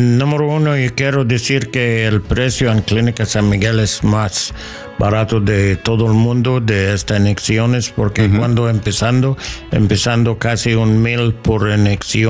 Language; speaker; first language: Spanish; non-native, learner; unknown